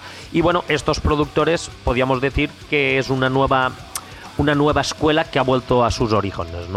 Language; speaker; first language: Spanish; native; Spanish